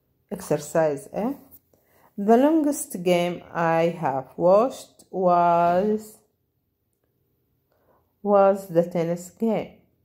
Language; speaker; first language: English; non-native, fluent; Arabic